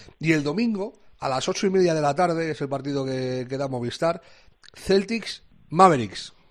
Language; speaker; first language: Spanish; native; Spanish